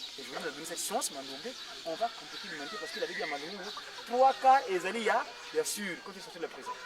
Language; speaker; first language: French; non-native, local second language; Kongo